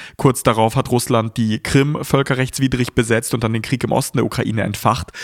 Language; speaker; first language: German; early bilingual, other home language; Russian